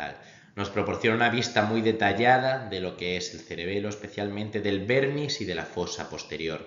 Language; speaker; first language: Spanish; native; Spanish